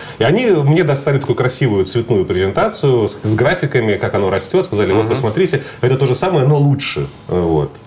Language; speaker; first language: Russian; native; Russian